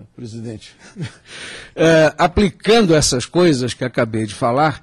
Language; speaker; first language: Portuguese; native; Portuguese